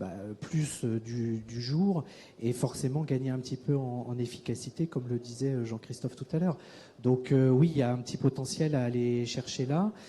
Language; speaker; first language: French; native; French